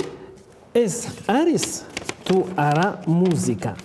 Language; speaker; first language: Georgian; non-native, learner; French